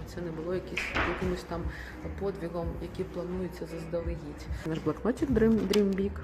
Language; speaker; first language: Ukrainian; non-native, local second language; Russian